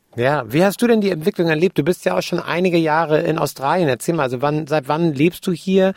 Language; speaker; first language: German; native; German